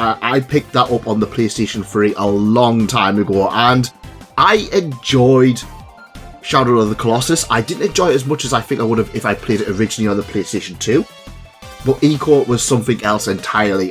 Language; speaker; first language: English; native; English